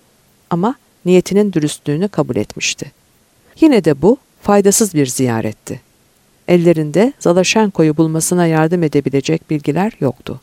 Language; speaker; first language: Turkish; native; Turkish